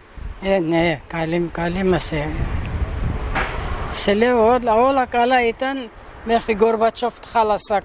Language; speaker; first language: Greek; early bilingual, heritage; Greek